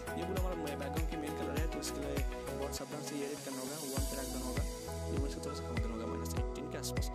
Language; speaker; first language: Hindi; non-native, local second language; Bangla